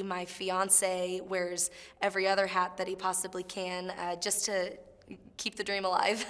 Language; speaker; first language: English; native; English